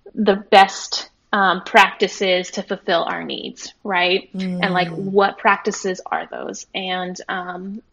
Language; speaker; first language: English; native; English